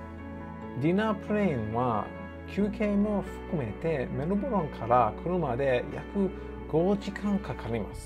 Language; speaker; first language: Japanese; non-native, learner; English